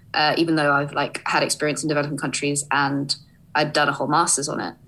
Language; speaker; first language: English; early bilingual, other home language; Hindi